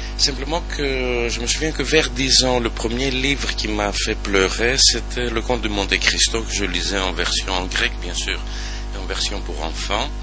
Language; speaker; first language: French; non-native, fluent; Greek